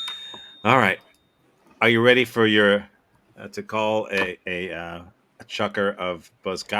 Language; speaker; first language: English; native; English